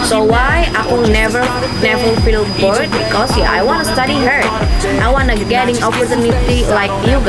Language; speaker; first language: English; non-native, learner; Indonesian